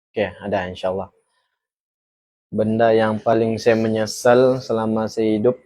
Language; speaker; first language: Malay; native; Malay